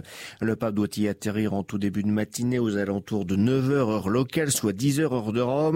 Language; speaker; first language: French; native; French